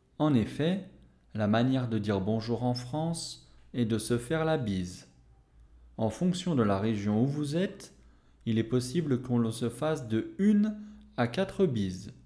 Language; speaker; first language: French; native; French